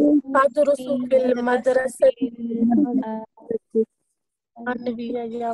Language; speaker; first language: Arabic; non-native, learner; Urdu